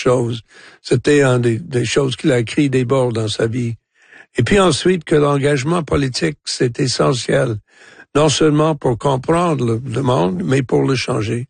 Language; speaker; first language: French; non-native, local second language; English